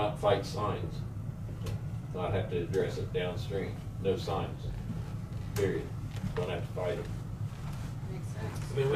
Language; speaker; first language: English; native; English